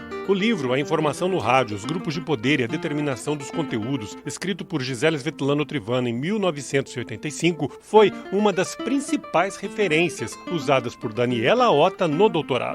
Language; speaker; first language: Portuguese; native; Portuguese